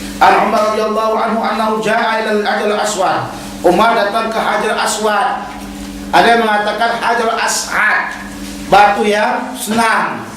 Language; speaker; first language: Malay; native; Malay